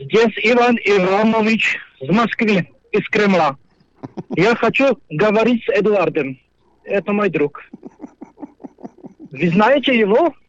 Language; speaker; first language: Russian; non-native, learner; Slovak